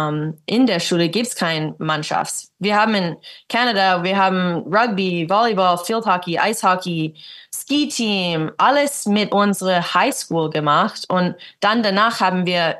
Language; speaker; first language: German; early bilingual, heritage; English